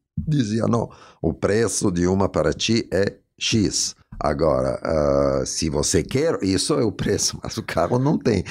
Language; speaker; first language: Portuguese; non-native, fluent; Italian